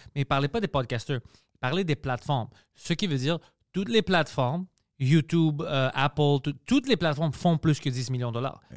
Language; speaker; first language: French; early bilingual, other home language; Greek